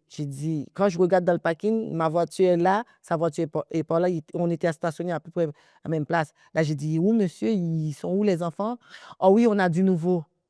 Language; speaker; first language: French; early bilingual, other home language; Haitian Creole